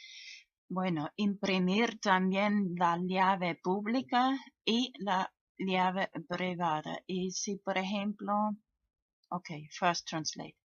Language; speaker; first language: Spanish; non-native, fluent; German